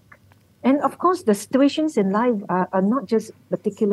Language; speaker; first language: English; non-native, local second language; Min Nan Chinese